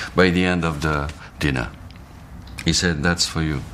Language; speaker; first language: English; non-native, fluent; Arabic